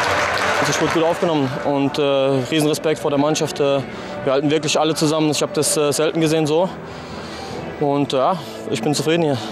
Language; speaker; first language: German; non-native, fluent; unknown